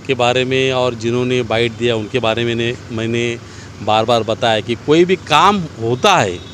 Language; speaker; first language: Hindi; non-native, local second language; Marathi